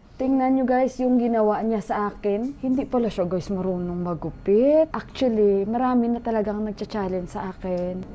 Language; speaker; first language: Filipino; native; Filipino